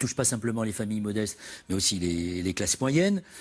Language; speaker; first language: French; native; French